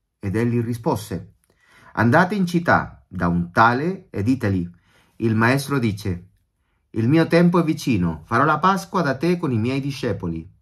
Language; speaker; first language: Italian; non-native, fluent; Spanish